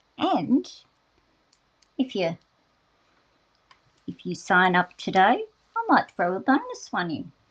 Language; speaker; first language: English; native; English